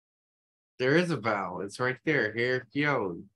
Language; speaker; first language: English; non-native, local second language; Filipino